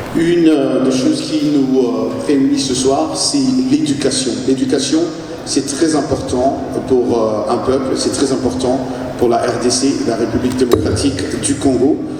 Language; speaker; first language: French; non-native, local second language; Lingala